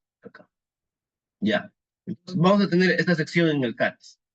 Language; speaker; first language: Spanish; native; Spanish